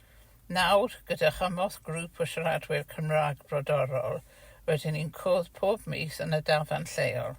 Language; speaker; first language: Welsh; non-native, fluent; English